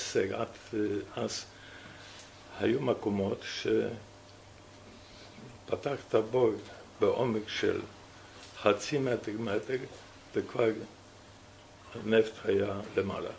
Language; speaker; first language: Hebrew; non-native, fluent; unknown